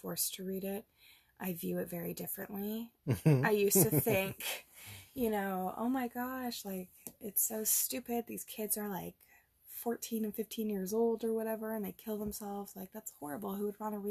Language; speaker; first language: English; native; English